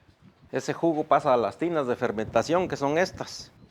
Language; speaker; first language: Spanish; native; Spanish